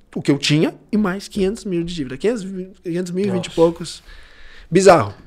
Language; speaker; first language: Portuguese; early bilingual, other home language; Italian